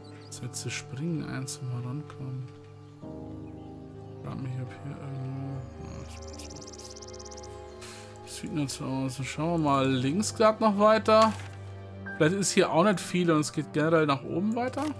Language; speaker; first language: German; native; German